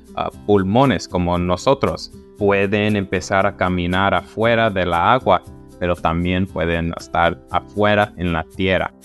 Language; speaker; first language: Spanish; early bilingual, heritage; Spanish